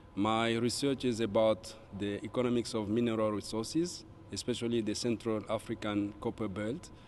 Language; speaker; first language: English; non-native, fluent; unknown